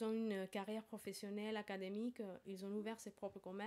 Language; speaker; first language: French; non-native, fluent; Spanish